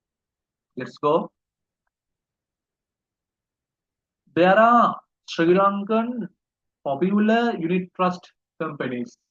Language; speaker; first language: English; non-native, local second language; Sinhala